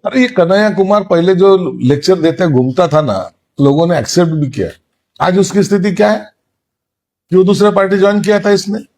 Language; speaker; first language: Hindi; non-native, local second language; Marathi